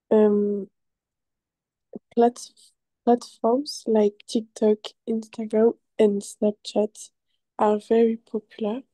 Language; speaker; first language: English; non-native, learner; French